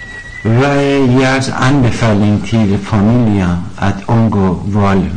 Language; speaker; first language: Danish; non-native, learner; Persian